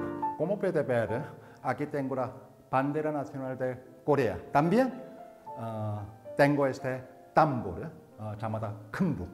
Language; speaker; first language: Spanish; non-native, fluent; Korean